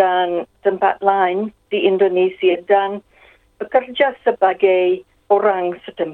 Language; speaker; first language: Indonesian; non-native, fluent; English